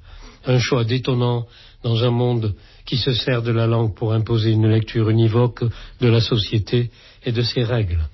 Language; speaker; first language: French; native; French